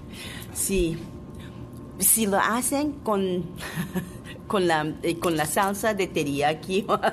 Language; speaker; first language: Spanish; non-native, fluent; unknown